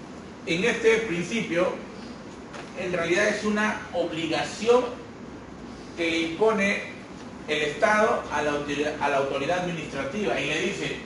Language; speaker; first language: Spanish; native; Spanish